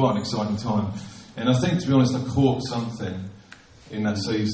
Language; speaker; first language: English; native; English